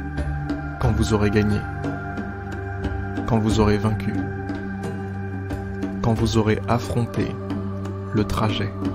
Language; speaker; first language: French; native; French